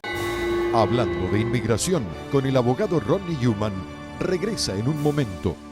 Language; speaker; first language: Spanish; native; Spanish